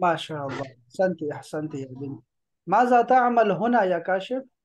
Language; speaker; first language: Arabic; non-native, fluent; Urdu